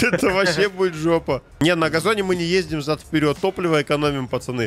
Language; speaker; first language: Russian; native; Russian